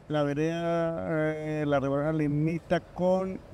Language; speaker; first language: Spanish; native; Spanish